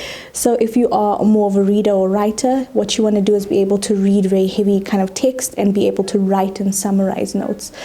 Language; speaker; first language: English; native; English